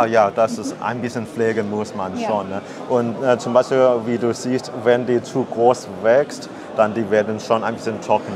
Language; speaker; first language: German; non-native, learner; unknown